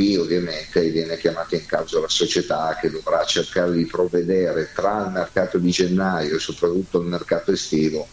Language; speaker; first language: Italian; native; Italian